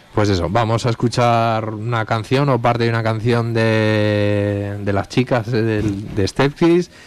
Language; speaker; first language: Spanish; native; Spanish